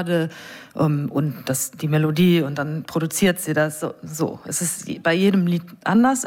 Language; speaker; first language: German; non-native, fluent; English